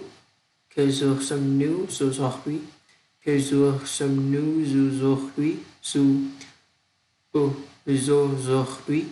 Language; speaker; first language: French; non-native, learner; Vietnamese